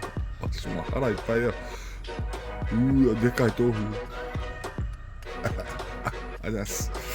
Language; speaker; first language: Japanese; native; Japanese